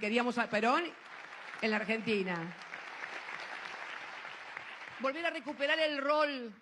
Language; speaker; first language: Spanish; native; Spanish